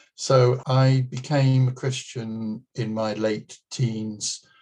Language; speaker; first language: English; native; English